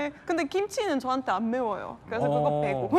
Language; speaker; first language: Korean; non-native, fluent; Estonian